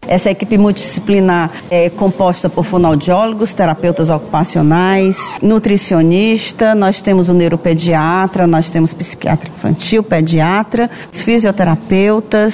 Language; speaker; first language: Portuguese; native; Portuguese